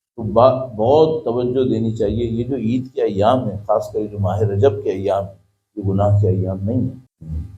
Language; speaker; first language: Urdu; native; Urdu